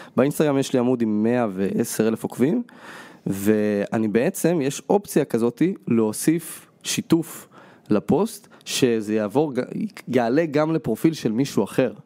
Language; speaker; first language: Hebrew; early bilingual, other home language; Russian